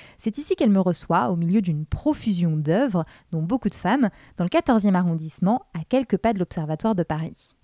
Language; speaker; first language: French; native; French